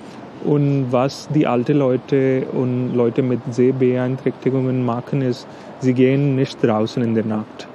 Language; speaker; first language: German; non-native, learner; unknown